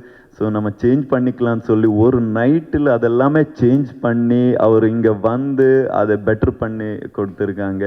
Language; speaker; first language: Tamil; non-native, learner; Kannada